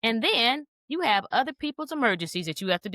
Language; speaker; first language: English; native; English